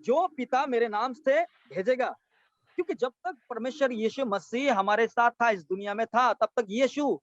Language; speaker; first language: Hindi; non-native, local second language; Assamese